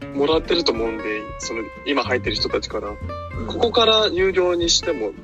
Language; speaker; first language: Japanese; early bilingual, heritage; Japanese